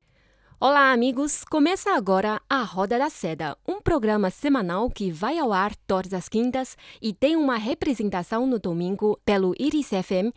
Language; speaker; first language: Portuguese; non-native, fluent; Chinese